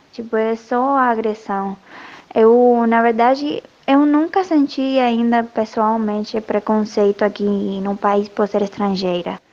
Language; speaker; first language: Portuguese; non-native, fluent; Spanish